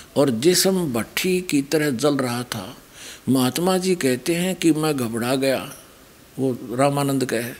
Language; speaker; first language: Hindi; native; Hindi